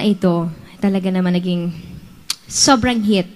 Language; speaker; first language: Filipino; native; Filipino